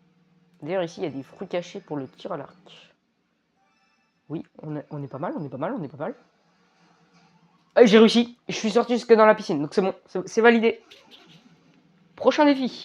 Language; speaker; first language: French; native; French